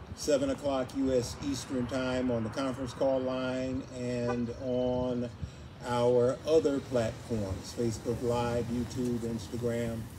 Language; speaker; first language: English; native; English